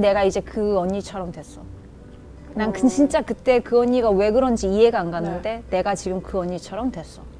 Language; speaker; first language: Korean; native; Korean